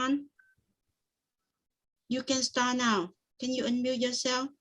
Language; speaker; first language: English; non-native, fluent; Vietnamese